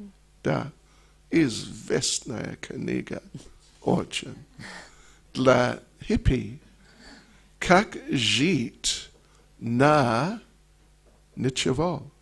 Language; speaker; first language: Russian; non-native, learner; English